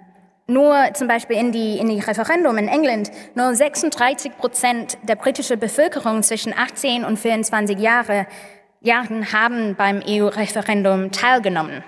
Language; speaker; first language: German; non-native, fluent; English